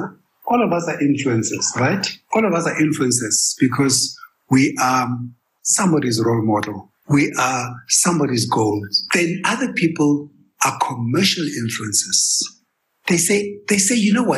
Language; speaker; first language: English; non-native, local second language; Tswana